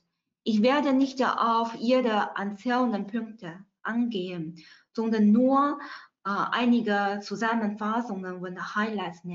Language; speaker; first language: German; non-native, fluent; Chinese